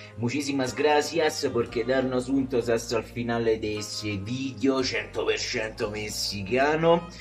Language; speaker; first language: Spanish; non-native, fluent; Italian